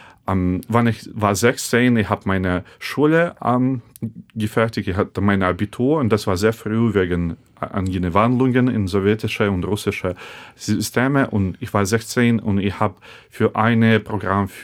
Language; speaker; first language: German; non-native, fluent; Russian